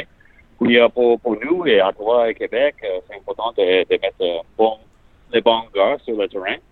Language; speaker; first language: French; non-native, learner; English